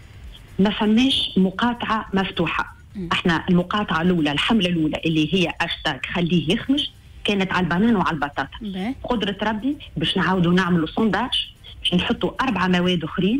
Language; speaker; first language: Arabic; native; Arabic